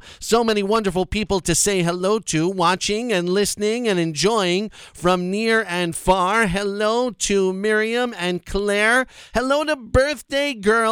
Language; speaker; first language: English; native; English